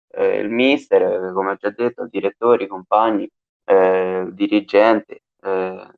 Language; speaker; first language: Italian; native; Italian